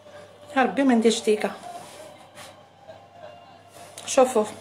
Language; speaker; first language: Arabic; native; Arabic